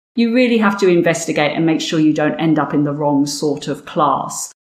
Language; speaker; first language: English; native; English